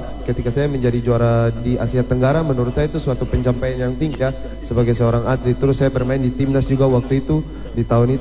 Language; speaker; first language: Indonesian; native; Indonesian